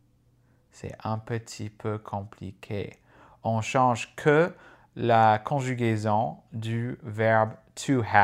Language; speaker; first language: French; non-native, fluent; English